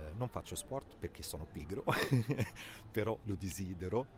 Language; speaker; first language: Italian; non-native, fluent; Arabic